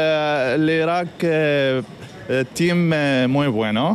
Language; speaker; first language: Spanish; non-native, learner; Arabic